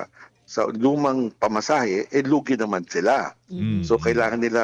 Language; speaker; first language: Filipino; native; Filipino